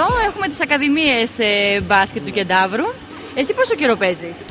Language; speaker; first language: Greek; native; Greek